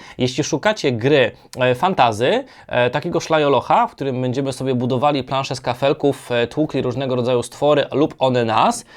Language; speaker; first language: Polish; native; Polish